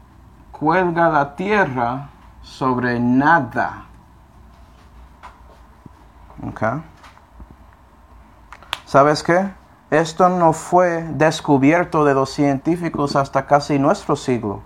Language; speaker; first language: Spanish; non-native, fluent; English